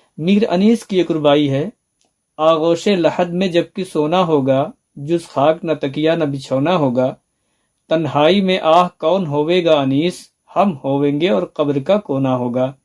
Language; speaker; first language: Urdu; native; Urdu